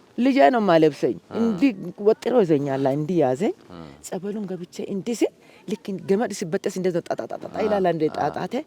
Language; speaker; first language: Amharic; non-native, local second language; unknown